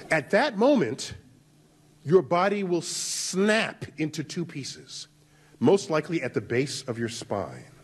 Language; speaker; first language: English; native; English